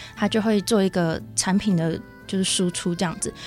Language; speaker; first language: Chinese; native; Chinese